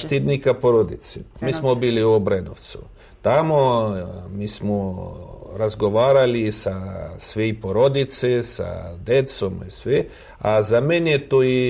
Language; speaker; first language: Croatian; non-native, fluent; Russian